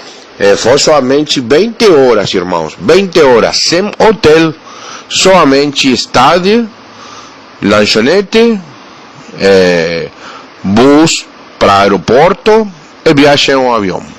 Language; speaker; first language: Portuguese; non-native, learner; Spanish